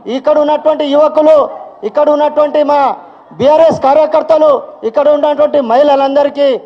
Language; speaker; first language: Telugu; non-native, local second language; Lambadi